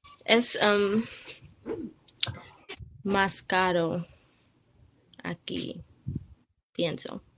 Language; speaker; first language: Spanish; non-native, learner; English